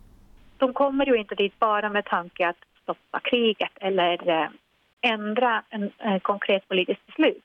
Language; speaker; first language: Swedish; non-native, fluent; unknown